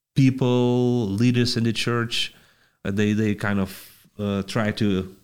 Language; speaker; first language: English; non-native, fluent; Lithuanian